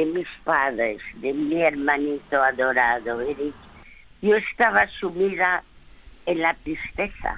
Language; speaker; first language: Spanish; early bilingual, other home language; French